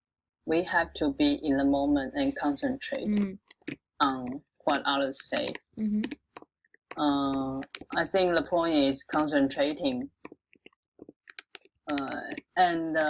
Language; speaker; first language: English; non-native, local second language; Chinese